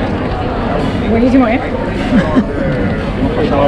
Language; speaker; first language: Spanish; native; Spanish